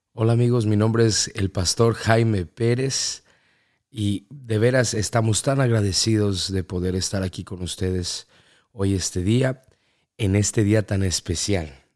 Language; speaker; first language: Spanish; early bilingual, heritage; Spanish